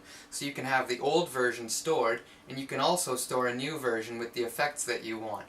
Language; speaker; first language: English; native; English